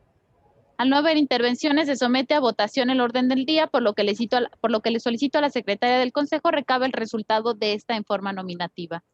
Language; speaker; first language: Spanish; native; Spanish